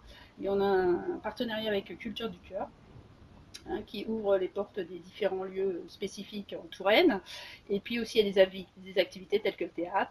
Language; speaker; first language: French; native; French